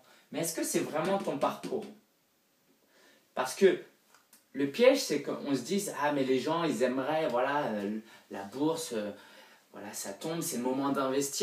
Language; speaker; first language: French; native; French